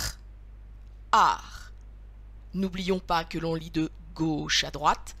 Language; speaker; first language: French; native; French